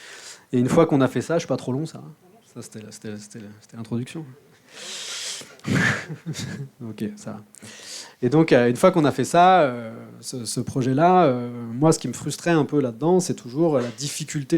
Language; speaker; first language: French; native; French